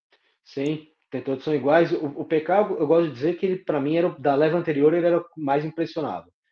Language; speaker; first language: Portuguese; native; Portuguese